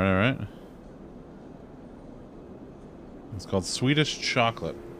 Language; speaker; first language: English; native; English